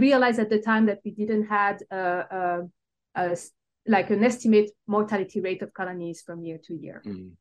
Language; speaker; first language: English; non-native, fluent; French